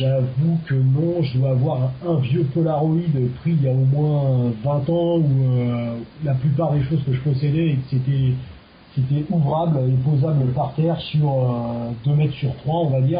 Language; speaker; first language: French; native; French